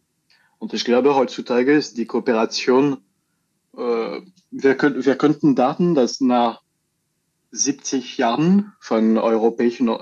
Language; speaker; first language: German; non-native, learner; French